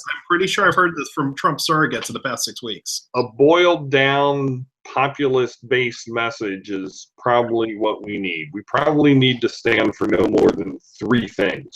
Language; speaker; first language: English; native; English